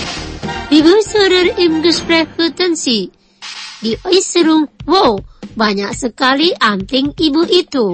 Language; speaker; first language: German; non-native, fluent; Indonesian